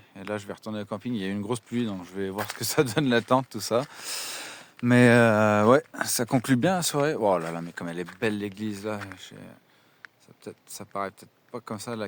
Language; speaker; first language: French; native; French